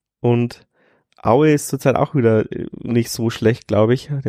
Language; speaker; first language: German; native; German